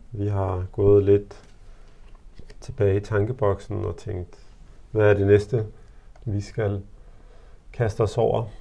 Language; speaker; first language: Danish; early bilingual, other home language; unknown